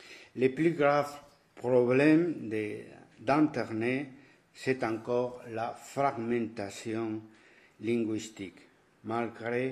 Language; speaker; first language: French; non-native, fluent; Spanish